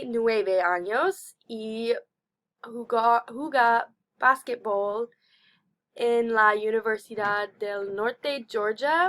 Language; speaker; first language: Spanish; non-native, learner; English